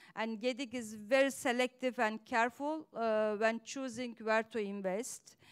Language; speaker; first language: English; non-native, fluent; Turkish